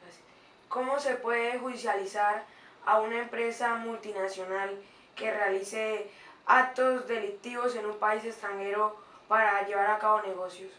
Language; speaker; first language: Spanish; native; Spanish